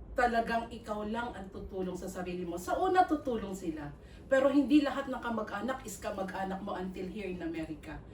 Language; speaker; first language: Filipino; native; Filipino